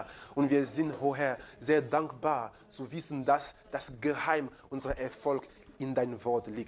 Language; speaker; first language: German; non-native, fluent; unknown